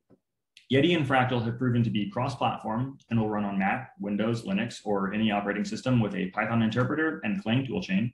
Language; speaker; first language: English; native; English